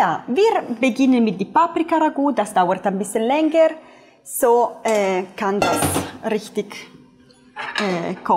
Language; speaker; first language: German; non-native, fluent; Italian